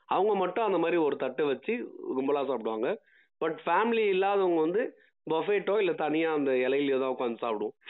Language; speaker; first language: Tamil; native; Tamil